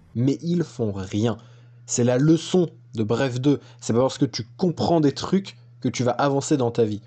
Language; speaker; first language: French; native; French